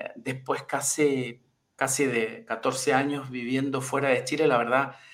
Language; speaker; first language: Spanish; native; Spanish